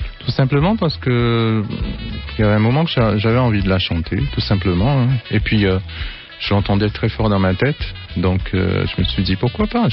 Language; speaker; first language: French; native; French